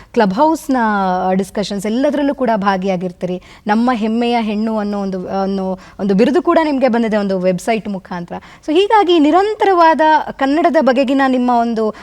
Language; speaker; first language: Kannada; native; Kannada